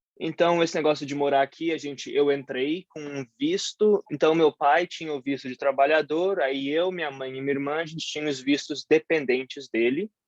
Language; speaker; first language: Portuguese; native; Portuguese